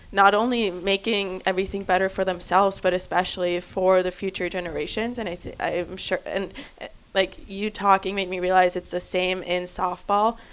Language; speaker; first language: English; non-native, fluent; German